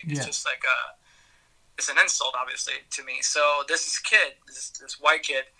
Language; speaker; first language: English; early bilingual, other home language; Spanish